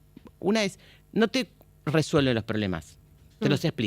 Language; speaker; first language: Spanish; native; Spanish